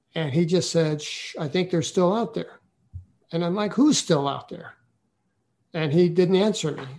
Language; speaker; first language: English; native; English